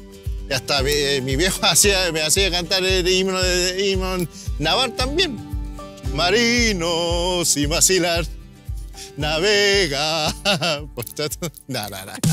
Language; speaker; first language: Spanish; early bilingual, heritage; Spanish